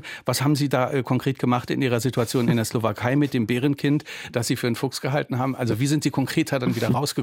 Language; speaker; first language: German; native; German